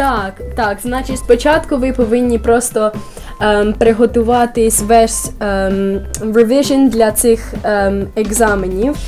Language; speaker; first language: Ukrainian; early bilingual, heritage; Ukrainian